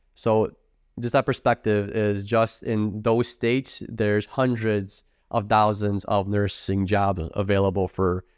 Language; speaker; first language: English; native; English